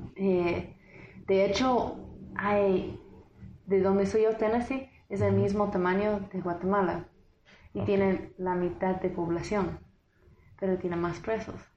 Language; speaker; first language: Spanish; non-native, fluent; English